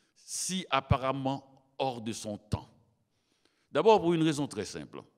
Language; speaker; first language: French; native; French